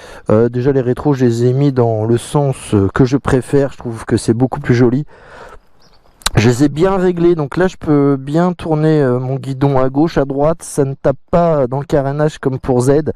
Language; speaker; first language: French; native; French